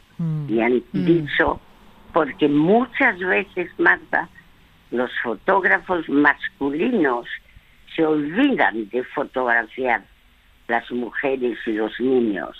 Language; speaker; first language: Spanish; non-native, fluent; French